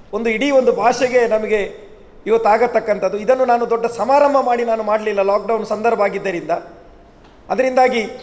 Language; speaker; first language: Kannada; non-native, local second language; Malayalam